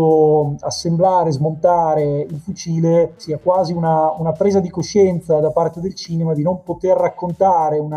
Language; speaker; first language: Italian; native; Italian